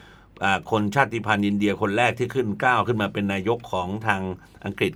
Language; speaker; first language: Thai; native; Thai